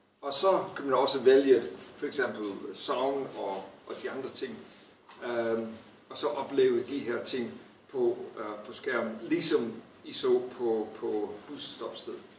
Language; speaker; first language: Danish; non-native, fluent; English